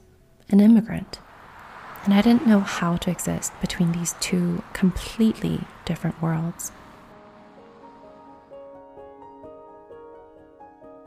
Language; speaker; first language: English; non-native, fluent; Korean